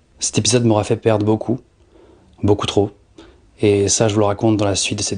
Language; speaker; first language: French; native; French